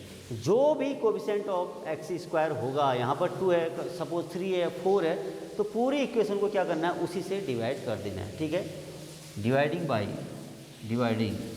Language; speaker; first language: Hindi; native; Hindi